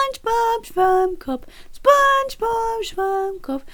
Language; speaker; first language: German; early bilingual, other home language; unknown